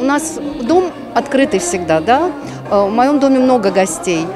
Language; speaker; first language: Russian; early bilingual, other home language; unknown